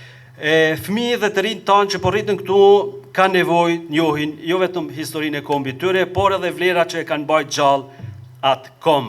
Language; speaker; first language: Albanian; native; Albanian